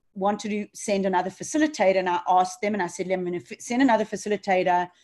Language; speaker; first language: English; native; English